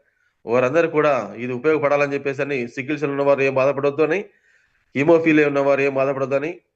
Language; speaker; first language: Telugu; native; Telugu